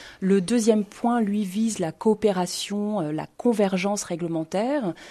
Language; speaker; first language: French; native; French